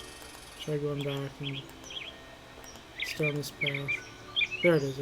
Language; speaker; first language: English; native; English